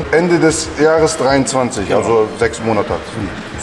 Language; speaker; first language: German; native; German